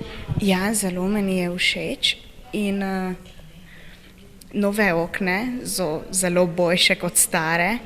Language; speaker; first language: Slovenian; non-native, learner; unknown